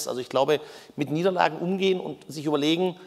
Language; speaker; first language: German; native; German